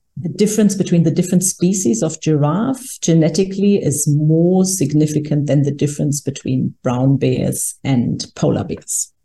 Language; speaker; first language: English; non-native, fluent; German